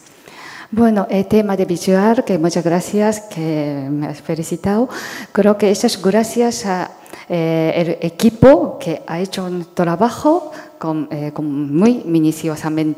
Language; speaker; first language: Spanish; non-native, fluent; Japanese